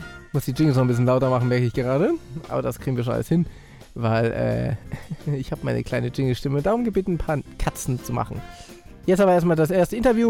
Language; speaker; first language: German; native; German